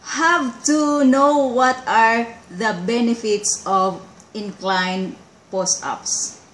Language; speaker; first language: English; non-native, local second language; Cebuano